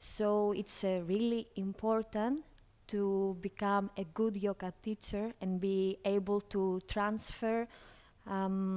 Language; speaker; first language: English; non-native, fluent; Greek